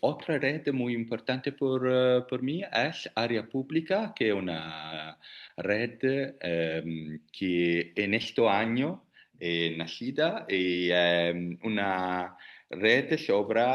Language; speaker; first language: Spanish; non-native, learner; Italian